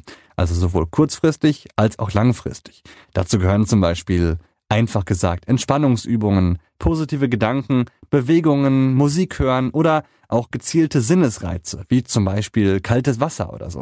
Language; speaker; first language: German; native; German